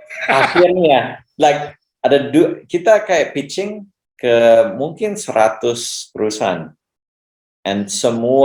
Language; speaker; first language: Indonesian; early bilingual, heritage; English